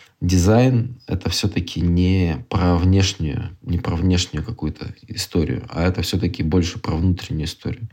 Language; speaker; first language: Russian; native; Russian